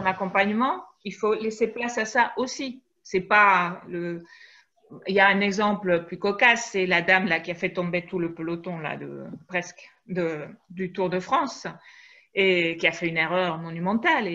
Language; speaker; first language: French; native; French